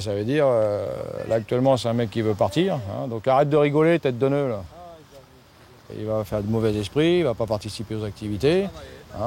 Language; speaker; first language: French; native; French